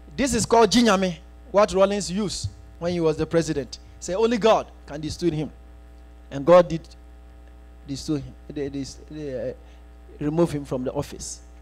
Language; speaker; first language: English; non-native, local second language; Akan